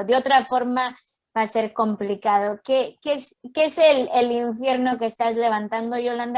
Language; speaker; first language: Spanish; native; Spanish